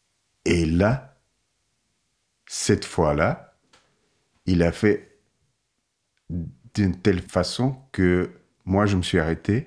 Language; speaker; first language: French; non-native, fluent; Russian